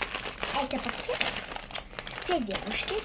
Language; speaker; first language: Russian; early bilingual, heritage; Hebrew